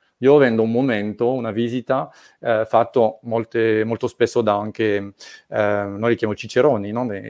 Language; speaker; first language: Italian; non-native, fluent; French